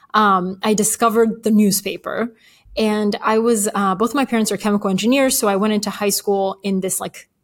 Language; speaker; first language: English; early bilingual, other home language; Bulgarian